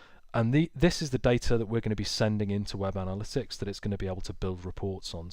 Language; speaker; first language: English; native; English